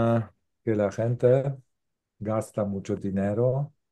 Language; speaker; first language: Spanish; non-native, learner; Polish